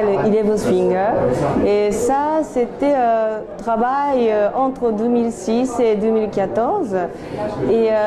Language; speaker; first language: French; non-native, learner; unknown